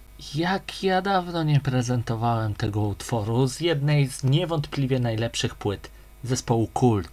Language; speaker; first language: Polish; native; Polish